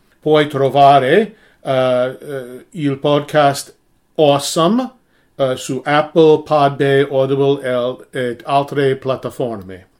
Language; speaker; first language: Italian; non-native, learner; English